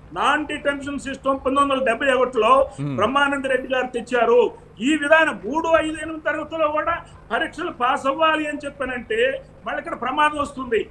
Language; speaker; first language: Telugu; native; Telugu